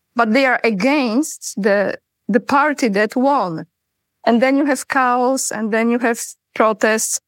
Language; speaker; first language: English; non-native, fluent; Polish